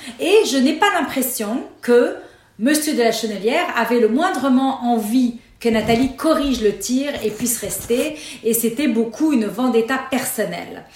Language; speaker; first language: French; non-native, local second language; Arabic